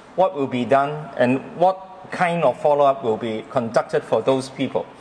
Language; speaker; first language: English; non-native, local second language; Cantonese